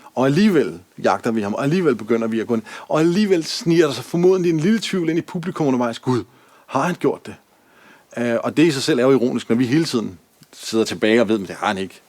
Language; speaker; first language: Danish; native; Danish